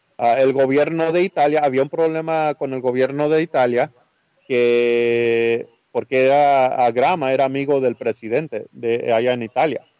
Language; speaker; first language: Spanish; early bilingual, heritage; Spanish